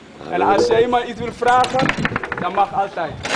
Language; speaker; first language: Dutch; non-native, learner; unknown